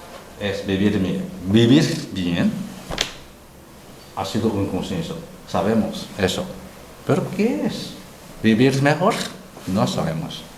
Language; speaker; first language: Spanish; non-native, learner; Chinese